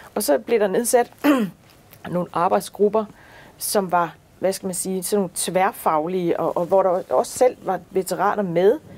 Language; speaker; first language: Danish; native; Danish